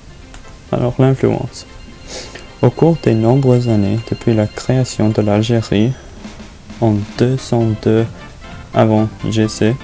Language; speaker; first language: French; non-native, learner; English